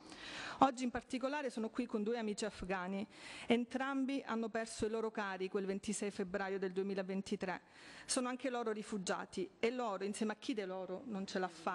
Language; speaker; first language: Italian; native; Italian